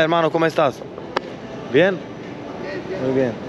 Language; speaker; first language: Spanish; non-native, learner; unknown